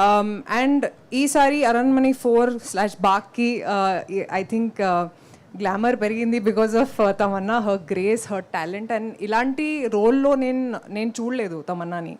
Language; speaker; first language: Telugu; non-native, fluent; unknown